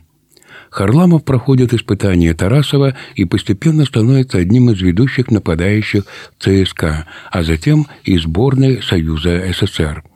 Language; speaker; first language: Russian; native; Russian